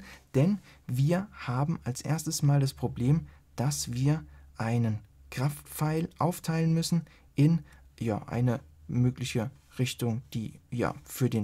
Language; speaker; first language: German; native; German